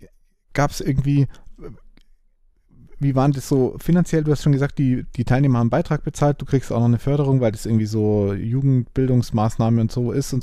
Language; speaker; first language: German; native; German